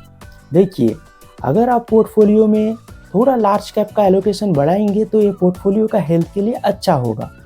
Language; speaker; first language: Hindi; non-native, local second language; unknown